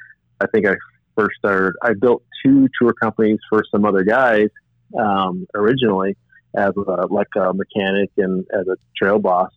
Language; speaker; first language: English; native; English